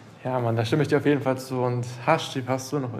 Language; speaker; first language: German; native; German